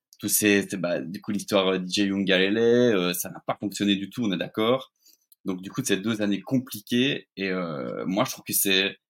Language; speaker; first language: French; native; French